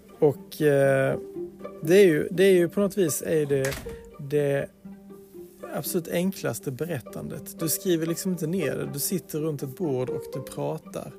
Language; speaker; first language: Swedish; native; Swedish